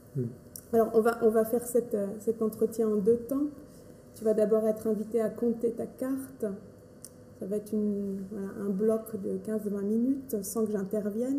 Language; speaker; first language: French; native; French